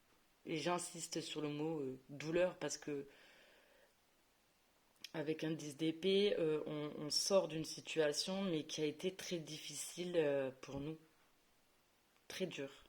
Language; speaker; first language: French; native; French